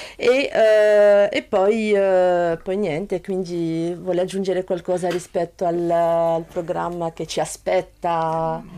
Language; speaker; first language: Italian; non-native, fluent; Arabic